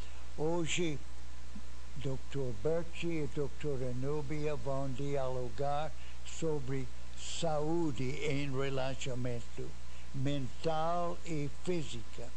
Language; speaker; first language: Portuguese; non-native, fluent; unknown